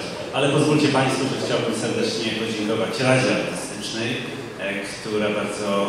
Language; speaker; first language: Polish; native; Polish